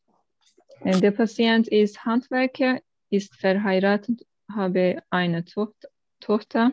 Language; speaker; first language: German; non-native, learner; Turkish